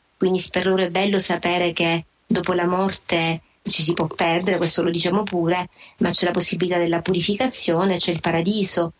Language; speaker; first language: Italian; native; Italian